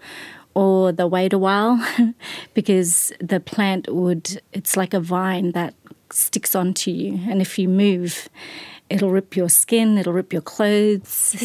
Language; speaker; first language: English; native; English